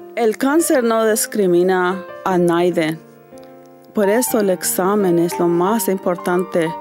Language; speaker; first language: Spanish; early bilingual, heritage; Spanish